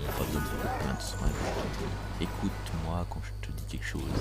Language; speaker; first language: French; native; French